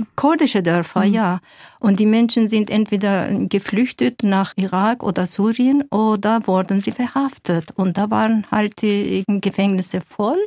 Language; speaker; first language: German; non-native, fluent; Kurdish